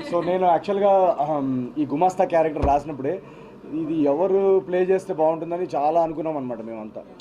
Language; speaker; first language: Telugu; native; Telugu